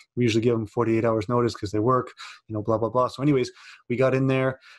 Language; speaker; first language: English; native; English